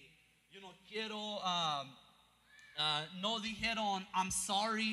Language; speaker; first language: Spanish; early bilingual, heritage; English